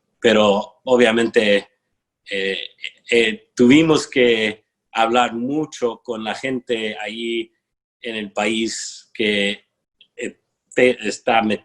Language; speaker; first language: Spanish; non-native, fluent; English